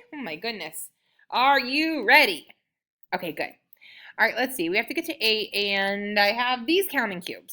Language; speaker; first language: English; native; English